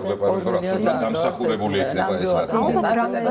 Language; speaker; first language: Georgian; native; Georgian